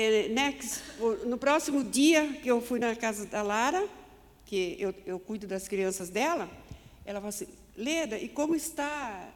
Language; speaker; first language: Portuguese; native; Portuguese